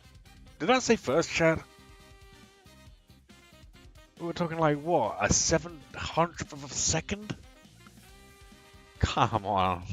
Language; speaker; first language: English; native; English